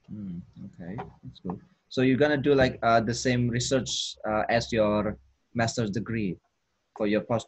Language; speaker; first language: English; non-native, fluent; Indonesian